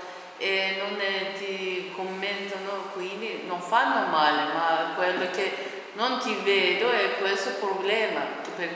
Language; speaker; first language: Italian; non-native, learner; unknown